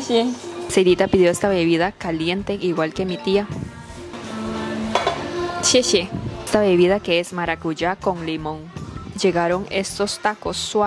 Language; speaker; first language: Spanish; native; Spanish